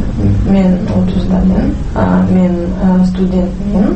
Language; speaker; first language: Kyrgyz; non-native, learner; Russian